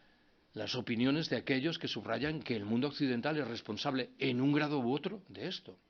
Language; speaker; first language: Spanish; native; Spanish